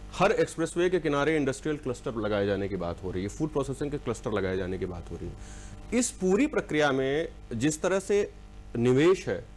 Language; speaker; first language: Hindi; native; Hindi